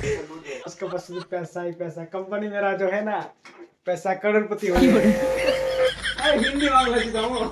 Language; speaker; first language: Hindi; non-native, local second language; Bangla